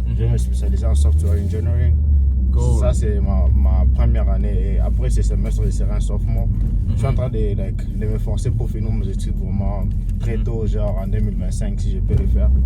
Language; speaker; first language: French; non-native, local second language; Swahili